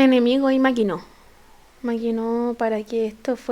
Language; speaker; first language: Spanish; native; Spanish